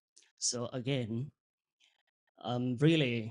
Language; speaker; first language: English; non-native, fluent; Vietnamese